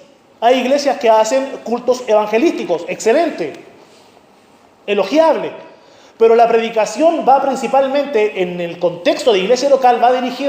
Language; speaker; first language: Spanish; native; Spanish